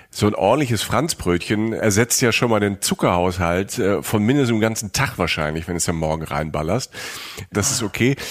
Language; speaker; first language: German; native; German